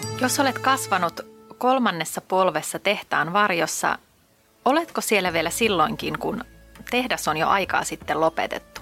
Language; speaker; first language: Finnish; native; Finnish